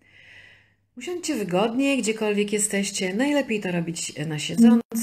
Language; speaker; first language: Polish; native; Polish